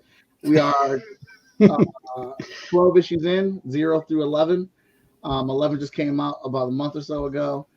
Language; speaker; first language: English; native; English